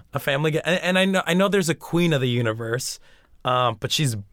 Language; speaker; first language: English; early bilingual, other home language; Spanish